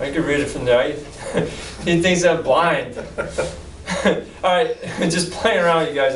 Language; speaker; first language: English; native; English